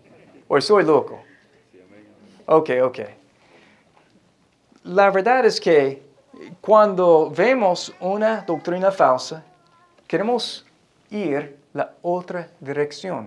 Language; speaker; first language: Spanish; non-native, fluent; English